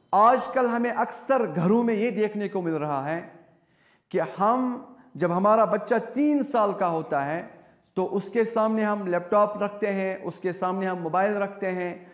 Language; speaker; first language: Hindi; non-native, local second language; Kashmiri